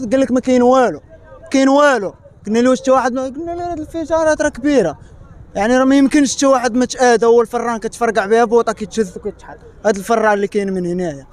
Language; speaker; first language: Arabic; native; Arabic